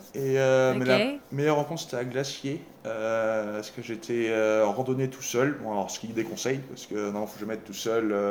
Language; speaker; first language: French; native; French